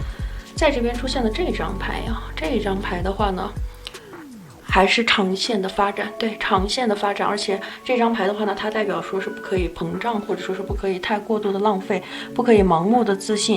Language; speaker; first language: Chinese; native; Chinese